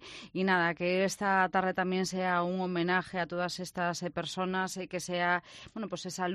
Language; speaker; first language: Spanish; native; Spanish